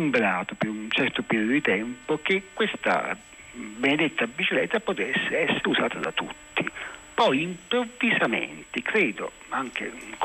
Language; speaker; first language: Italian; native; Italian